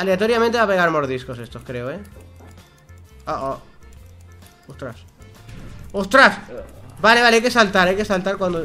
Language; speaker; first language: Spanish; native; Spanish